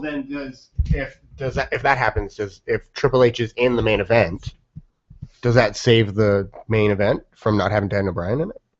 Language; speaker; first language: English; native; English